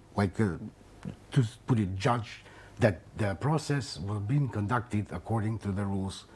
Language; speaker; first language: English; non-native, fluent; Macedonian